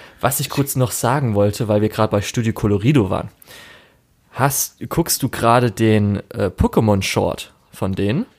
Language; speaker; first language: German; native; German